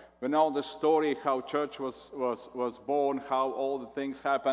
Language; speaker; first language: English; non-native, fluent; Latvian